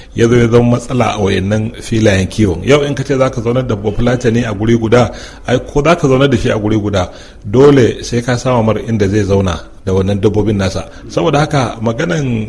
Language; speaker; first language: Hausa; non-native, local second language; Fula